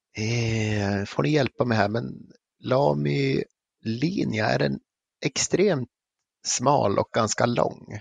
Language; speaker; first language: Swedish; native; Swedish